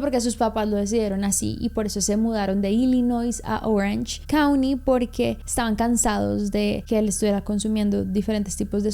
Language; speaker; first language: Spanish; native; Spanish